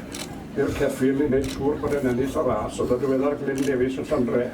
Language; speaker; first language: Welsh; native; Welsh